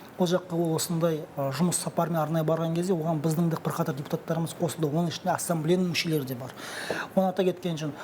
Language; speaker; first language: Kazakh; non-native, local second language; Russian